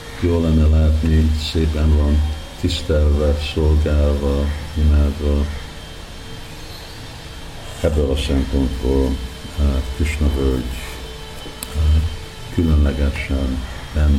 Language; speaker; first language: Hungarian; early bilingual, heritage; Hungarian